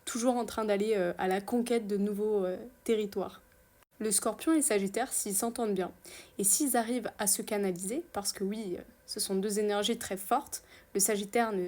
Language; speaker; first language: French; native; French